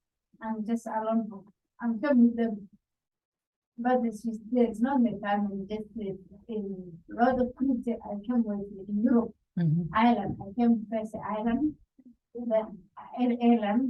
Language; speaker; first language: English; non-native, learner; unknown